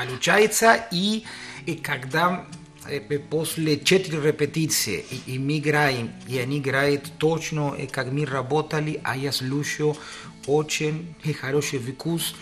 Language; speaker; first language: Russian; non-native, learner; Spanish